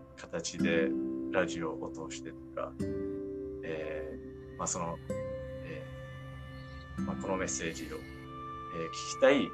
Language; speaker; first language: Japanese; non-native, fluent; English